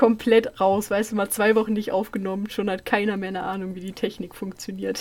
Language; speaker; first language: German; native; German